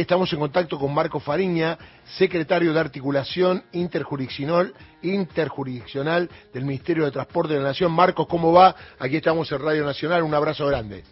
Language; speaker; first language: Spanish; native; Spanish